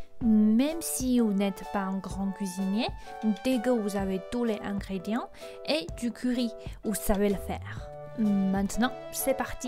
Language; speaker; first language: French; non-native, fluent; Chinese